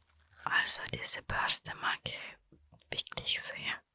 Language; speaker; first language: German; non-native, fluent; Russian